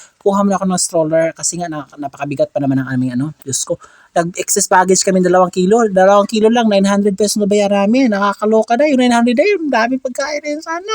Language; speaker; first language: Filipino; non-native, local second language; Cebuano